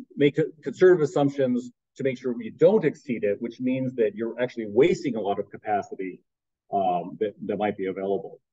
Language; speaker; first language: English; native; English